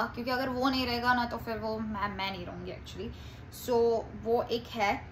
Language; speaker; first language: Hindi; non-native, local second language; Gujarati